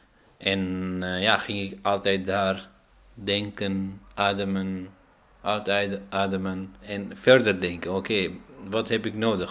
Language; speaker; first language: Dutch; non-native, fluent; Arabic